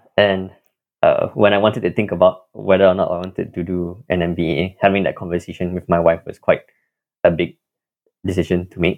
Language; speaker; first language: English; non-native, local second language; Malay